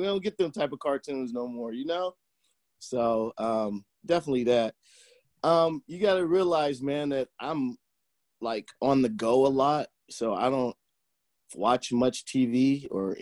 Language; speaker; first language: English; native; English